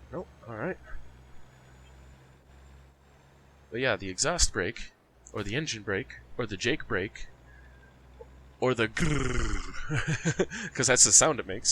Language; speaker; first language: English; native; English